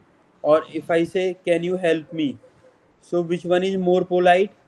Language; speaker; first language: English; non-native, local second language; Hindi